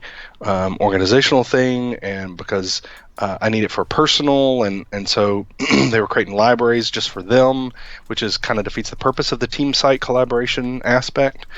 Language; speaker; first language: English; native; English